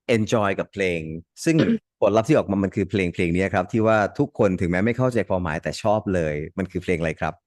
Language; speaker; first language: Thai; early bilingual, other home language; Hindi